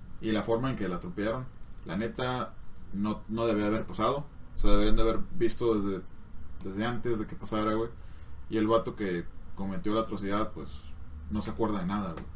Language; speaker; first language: Spanish; native; Spanish